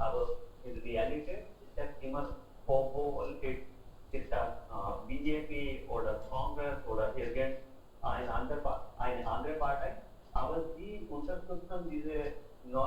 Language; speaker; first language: German; non-native, learner; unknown